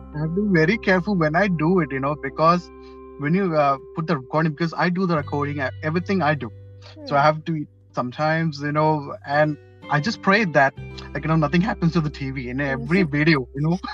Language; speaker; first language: English; non-native, local second language; Malayalam